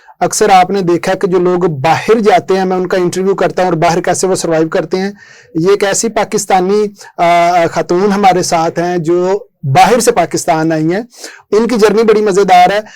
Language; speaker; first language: Urdu; native; Urdu